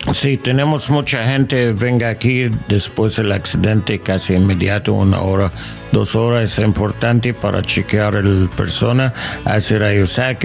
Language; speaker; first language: Spanish; non-native, learner; English